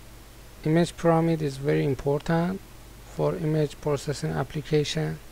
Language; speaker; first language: English; non-native, fluent; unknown